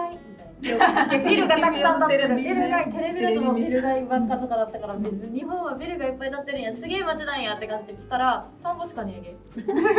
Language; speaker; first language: Japanese; early bilingual, other home language; Portuguese